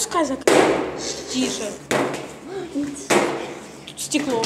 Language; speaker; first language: Russian; native; Russian